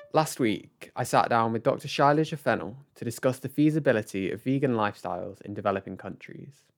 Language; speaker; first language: English; native; English